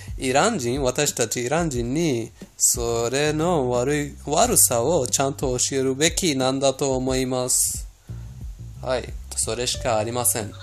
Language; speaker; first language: Japanese; non-native, fluent; Persian